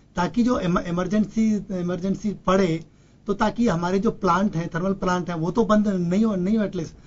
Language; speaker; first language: Hindi; native; Hindi